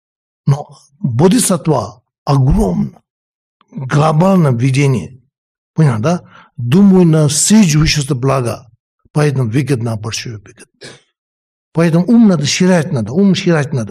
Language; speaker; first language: Russian; non-native, learner; Tibetan